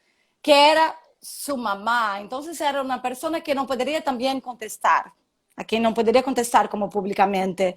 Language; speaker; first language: Spanish; non-native, learner; Portuguese